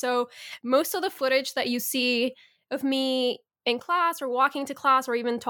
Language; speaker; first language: English; early bilingual, other home language; Spanish